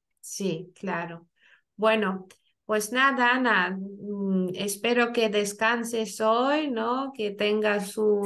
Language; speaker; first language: Spanish; non-native, fluent; Lithuanian